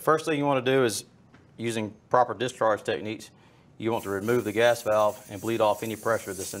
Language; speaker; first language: English; native; English